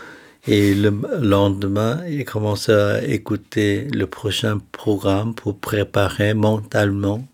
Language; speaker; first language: French; non-native, fluent; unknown